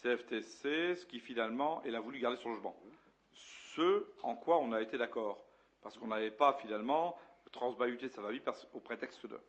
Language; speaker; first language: French; native; French